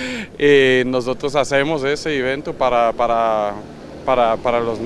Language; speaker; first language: Spanish; non-native, learner; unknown